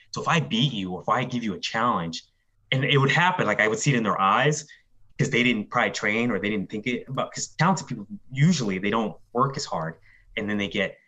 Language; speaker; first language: English; native; English